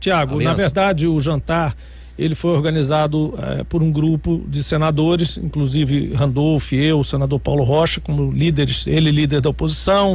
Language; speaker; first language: Portuguese; native; Portuguese